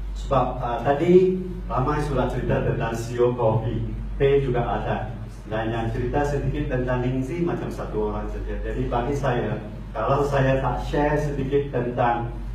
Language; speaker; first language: Malay; non-native, local second language; Min Nan Chinese